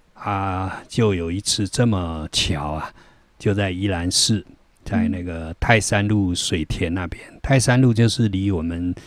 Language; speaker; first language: Chinese; non-native, local second language; Min Nan Chinese